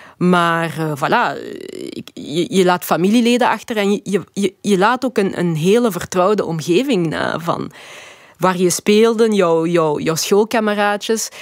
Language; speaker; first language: Dutch; early bilingual, other home language; Lingala